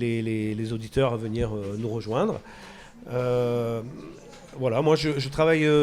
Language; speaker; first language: French; native; French